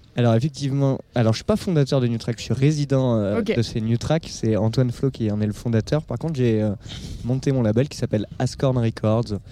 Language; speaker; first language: French; native; French